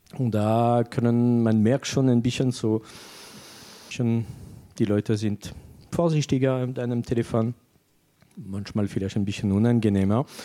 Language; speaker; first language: German; non-native, fluent; French